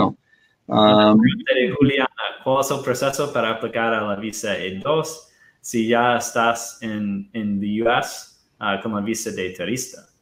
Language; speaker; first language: Spanish; non-native, fluent; Portuguese